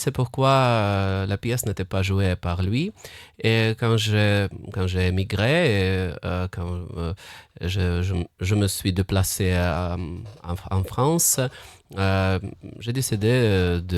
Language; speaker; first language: French; non-native, fluent; Russian